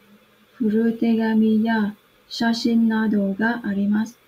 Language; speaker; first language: Japanese; non-native, fluent; Vietnamese